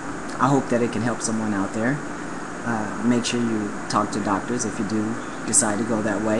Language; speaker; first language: English; native; English